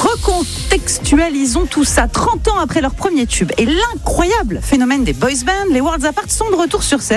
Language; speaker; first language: French; native; French